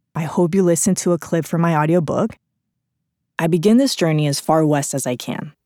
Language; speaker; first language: English; non-native, fluent; Spanish